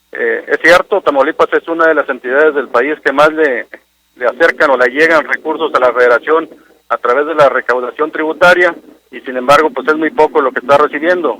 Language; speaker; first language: Spanish; native; Spanish